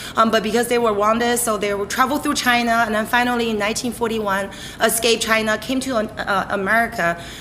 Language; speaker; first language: English; non-native, fluent; Chinese